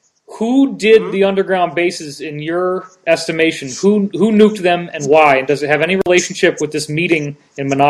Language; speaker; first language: English; native; English